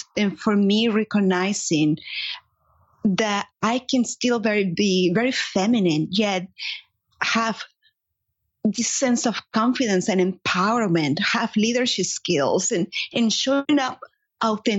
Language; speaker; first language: English; non-native, fluent; Spanish